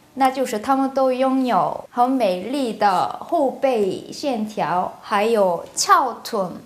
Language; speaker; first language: Chinese; non-native, fluent; Korean